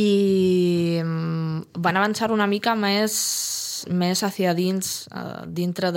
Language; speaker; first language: Catalan; non-native, fluent; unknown